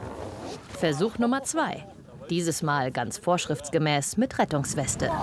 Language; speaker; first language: German; native; German